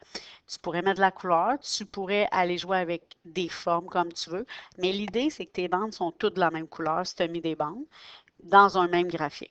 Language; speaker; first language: French; native; French